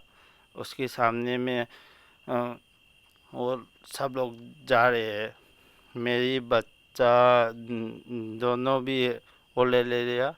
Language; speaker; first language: Hindi; non-native, local second language; Manipuri